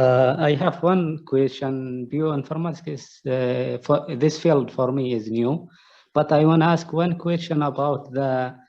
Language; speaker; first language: English; non-native, learner; Arabic